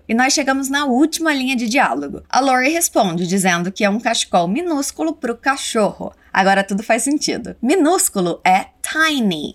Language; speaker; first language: Portuguese; native; Portuguese